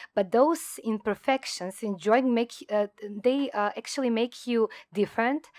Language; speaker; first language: English; non-native, fluent; Croatian